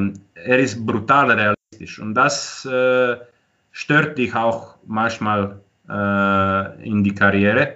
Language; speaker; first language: German; non-native, fluent; Croatian